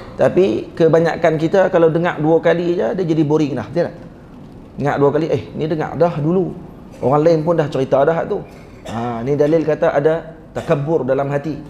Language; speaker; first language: Malay; native; Malay